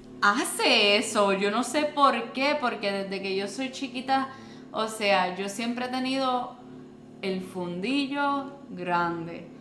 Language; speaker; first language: Spanish; native; Spanish